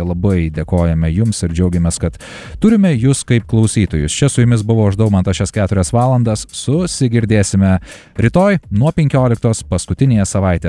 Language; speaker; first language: Lithuanian; native; Lithuanian